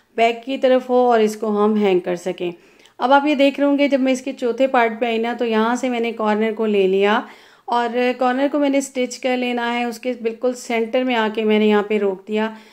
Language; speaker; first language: Urdu; non-native, local second language; Punjabi